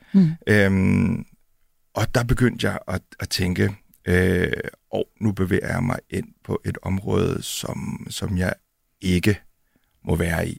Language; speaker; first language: Danish; early bilingual, other home language; Indonesian